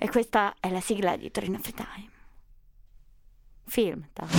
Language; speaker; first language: Italian; native; Italian